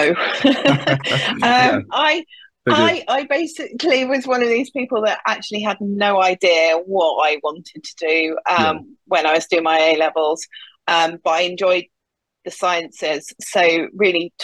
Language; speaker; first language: English; native; English